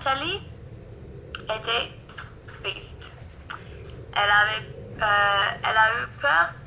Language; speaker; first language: French; non-native, learner; English